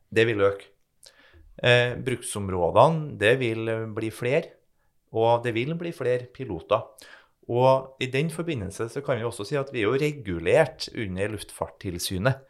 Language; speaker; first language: Norwegian; native; Norwegian